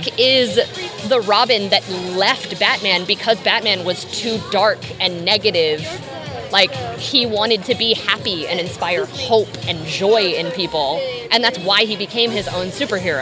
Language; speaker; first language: English; native; English